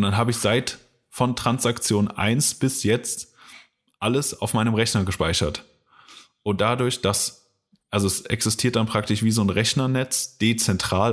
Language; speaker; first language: German; native; German